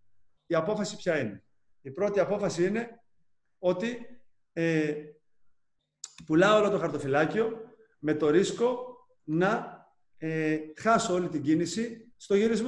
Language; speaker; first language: Greek; native; Greek